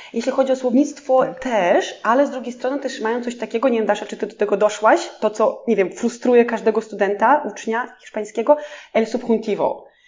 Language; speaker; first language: Polish; non-native, fluent; Russian